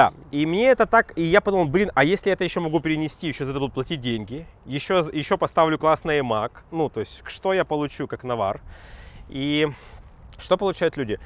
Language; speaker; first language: Russian; native; Russian